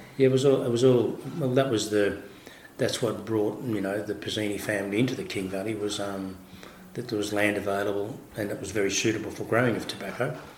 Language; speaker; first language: English; early bilingual, other home language; Italian